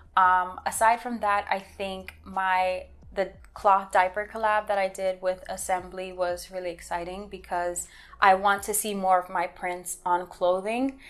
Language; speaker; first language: English; native; English